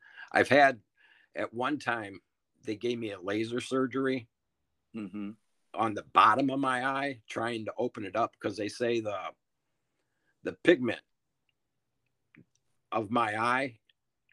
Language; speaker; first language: English; native; English